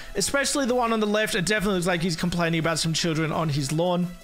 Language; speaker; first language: English; native; English